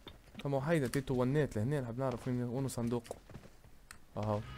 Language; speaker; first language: Arabic; native; Arabic